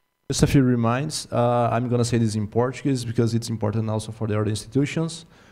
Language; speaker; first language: English; non-native, fluent; Portuguese